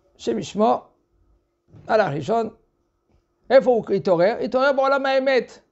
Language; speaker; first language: Hebrew; non-native, fluent; French